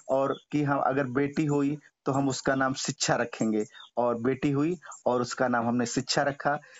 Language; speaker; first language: Hindi; native; Hindi